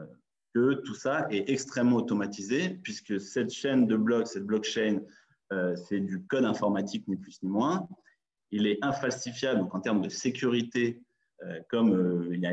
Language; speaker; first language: French; native; French